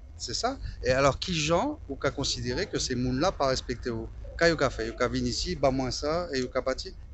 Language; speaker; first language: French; non-native, local second language; Haitian Creole